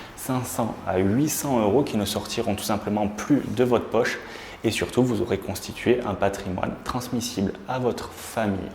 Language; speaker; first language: French; native; French